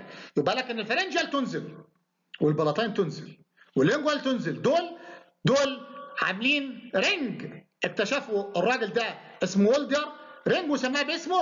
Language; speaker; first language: Arabic; native; Arabic